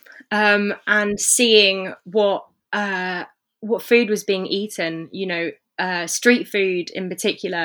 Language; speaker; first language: English; native; English